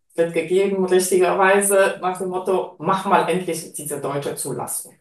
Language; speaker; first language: German; non-native, fluent; Polish